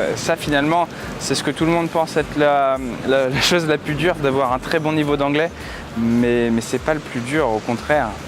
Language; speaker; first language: French; native; French